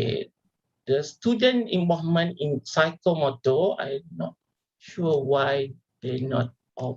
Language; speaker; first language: English; non-native, local second language; Malay